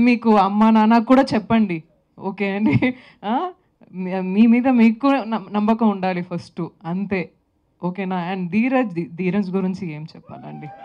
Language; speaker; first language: Telugu; non-native, local second language; Tamil